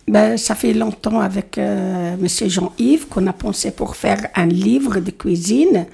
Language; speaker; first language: French; non-native, local second language; Arabic